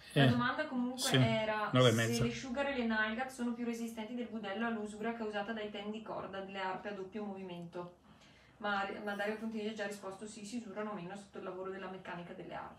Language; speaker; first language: Italian; native; Italian